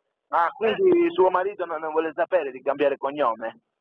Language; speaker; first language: Italian; native; Italian